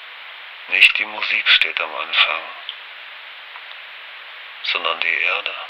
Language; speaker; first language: German; native; German